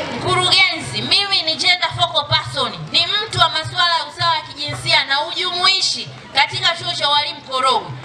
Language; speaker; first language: Swahili; native; Swahili